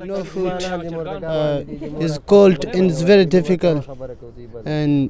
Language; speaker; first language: English; non-native, learner; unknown